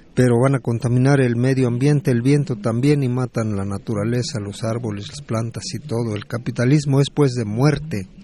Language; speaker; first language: Spanish; native; Spanish